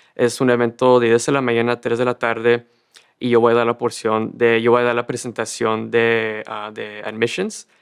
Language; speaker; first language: Spanish; early bilingual, heritage; Spanish